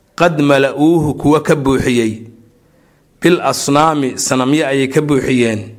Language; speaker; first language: Somali; native; Somali